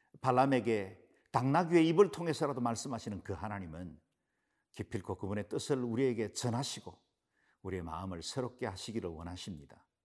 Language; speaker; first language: Korean; native; Korean